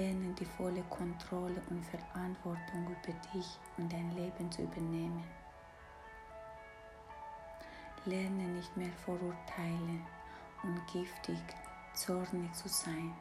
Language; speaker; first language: German; non-native, fluent; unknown